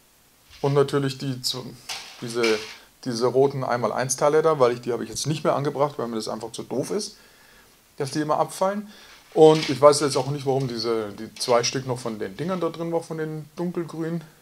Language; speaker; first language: German; native; German